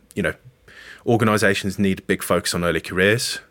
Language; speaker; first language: English; native; English